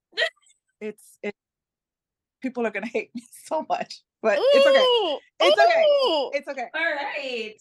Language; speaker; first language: English; early bilingual, other home language; Spanish